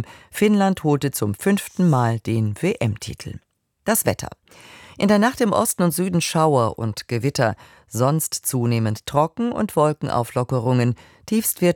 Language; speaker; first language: German; native; German